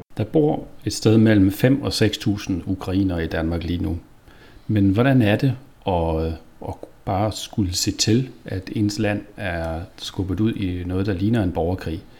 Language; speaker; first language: Danish; native; Danish